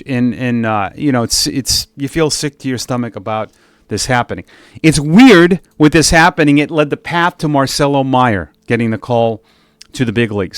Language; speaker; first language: English; native; English